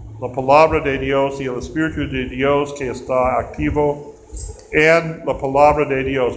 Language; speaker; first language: Spanish; non-native, fluent; English